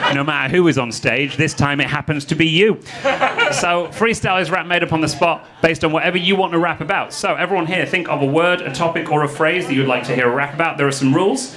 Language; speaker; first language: English; native; English